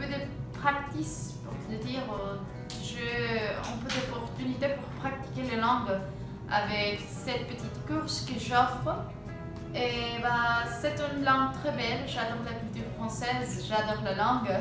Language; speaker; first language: French; non-native, fluent; Spanish